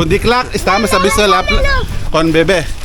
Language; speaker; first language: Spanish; non-native, learner; Filipino